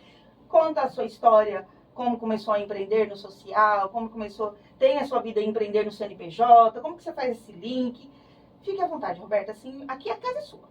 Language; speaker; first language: Portuguese; native; Portuguese